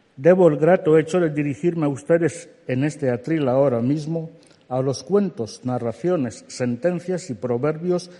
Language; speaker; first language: Spanish; non-native, local second language; Fang